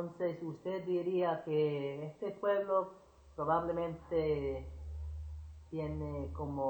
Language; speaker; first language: Spanish; non-native, fluent; English